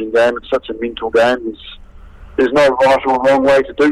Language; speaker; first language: English; native; English